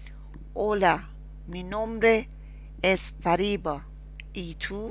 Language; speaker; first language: Spanish; non-native, fluent; Persian